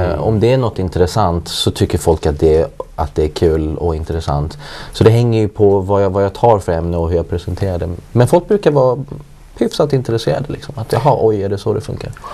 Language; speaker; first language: Swedish; early bilingual, other home language; Persian